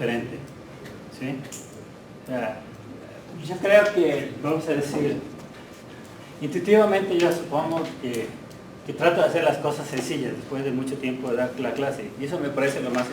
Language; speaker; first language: Spanish; native; Spanish